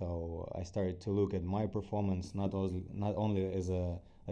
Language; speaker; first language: English; non-native, fluent; Ukrainian